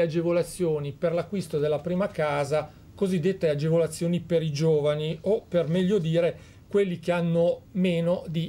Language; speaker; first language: Italian; native; Italian